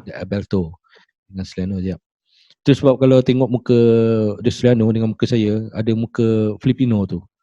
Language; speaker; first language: Malay; non-native, local second language; English